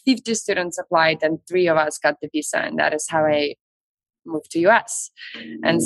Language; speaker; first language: English; non-native, fluent; Russian